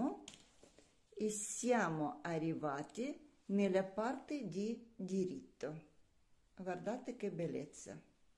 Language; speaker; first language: Italian; non-native, learner; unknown